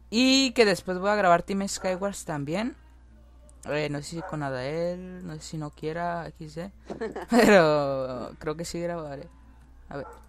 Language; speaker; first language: Spanish; native; Spanish